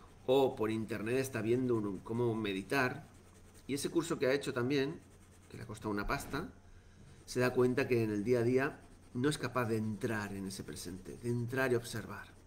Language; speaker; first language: Spanish; native; Spanish